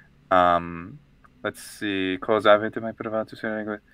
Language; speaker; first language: Italian; non-native, fluent; English